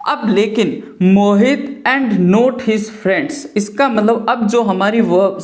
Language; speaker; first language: Hindi; native; Hindi